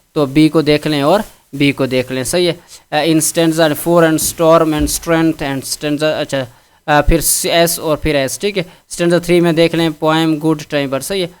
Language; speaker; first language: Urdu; non-native, local second language; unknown